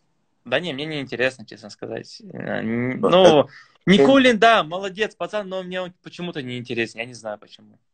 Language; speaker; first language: Russian; native; Russian